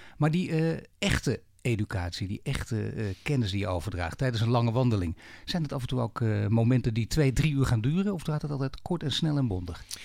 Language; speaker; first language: Dutch; native; Dutch